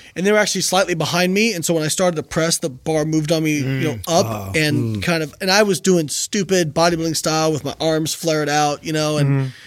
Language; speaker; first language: English; native; English